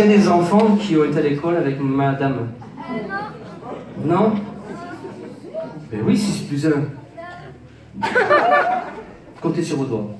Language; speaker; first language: French; native; French